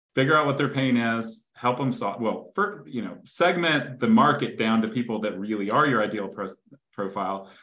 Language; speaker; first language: English; native; English